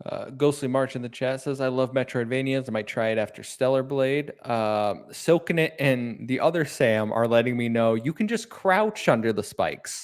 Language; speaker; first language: English; native; English